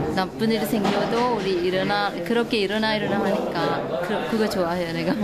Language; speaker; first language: Korean; non-native, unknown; Sinhala